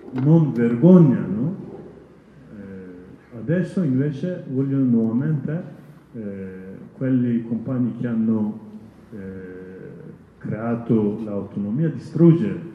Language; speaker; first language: Italian; non-native, learner; Kurdish